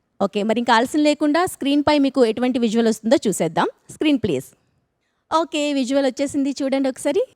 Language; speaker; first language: Telugu; native; Telugu